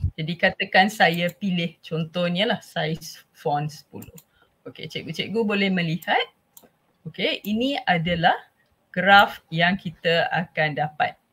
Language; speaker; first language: Malay; non-native, local second language; Tamil